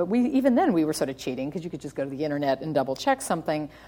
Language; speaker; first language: English; native; English